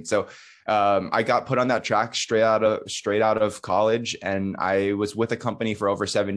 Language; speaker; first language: English; native; English